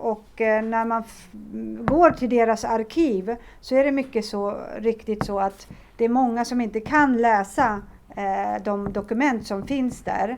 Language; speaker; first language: Swedish; early bilingual, other home language; Assyrian Neo-Aramaic